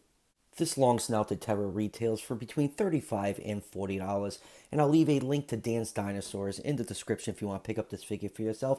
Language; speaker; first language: English; native; English